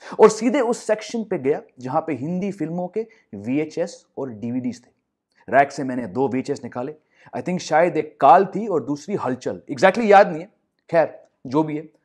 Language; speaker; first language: Hindi; non-native, local second language; English